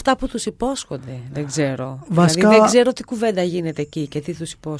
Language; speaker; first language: Greek; native; Greek